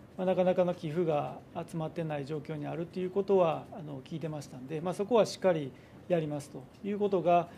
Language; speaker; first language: Japanese; native; Japanese